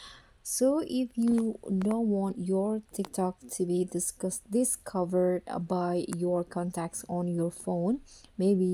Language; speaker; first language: English; non-native, fluent; Indonesian